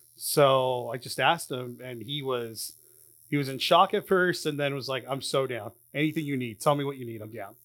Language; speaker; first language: English; native; English